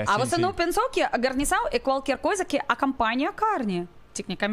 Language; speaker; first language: Portuguese; non-native, learner; Russian